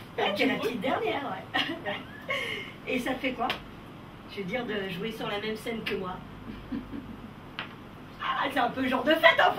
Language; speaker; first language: French; native; French